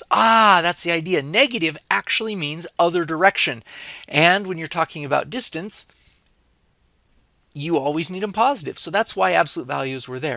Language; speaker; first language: English; native; English